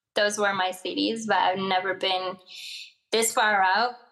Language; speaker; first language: English; early bilingual, other home language; Arabic